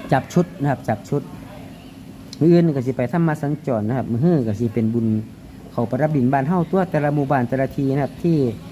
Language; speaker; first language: Thai; native; Thai